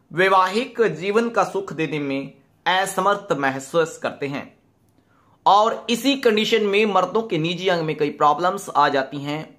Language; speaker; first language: Hindi; native; Hindi